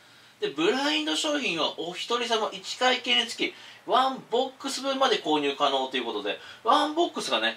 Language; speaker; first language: Japanese; native; Japanese